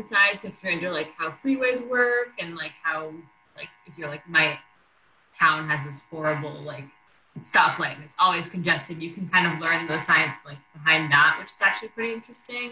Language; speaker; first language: English; native; English